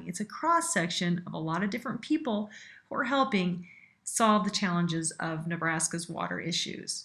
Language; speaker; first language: English; native; English